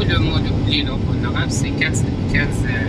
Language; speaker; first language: French; non-native, local second language; Arabic